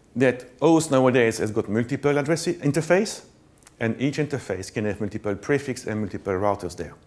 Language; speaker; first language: English; non-native, fluent; French